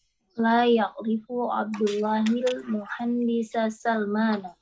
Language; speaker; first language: Arabic; non-native, learner; Indonesian